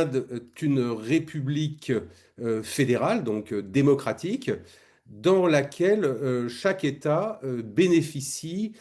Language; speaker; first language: French; native; French